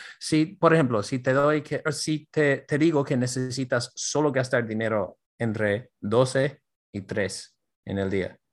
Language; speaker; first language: Spanish; non-native, fluent; English